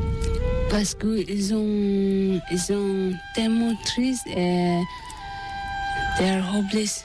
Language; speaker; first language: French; non-native, learner; Tibetan